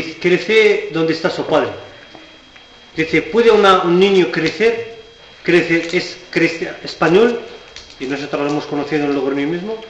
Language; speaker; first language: Spanish; non-native, learner; Arabic